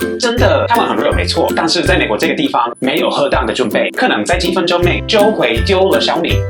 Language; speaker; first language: Chinese; non-native, fluent; English